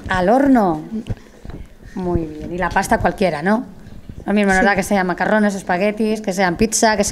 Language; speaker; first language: Spanish; native; Spanish